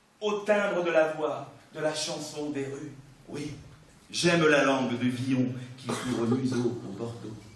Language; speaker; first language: French; native; French